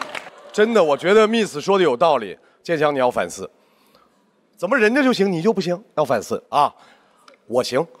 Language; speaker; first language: Chinese; native; Chinese